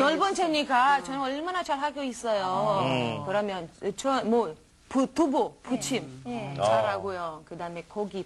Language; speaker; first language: Korean; non-native, learner; Romanian